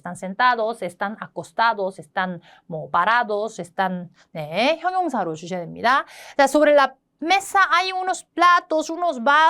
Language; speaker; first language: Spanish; non-native, fluent; Korean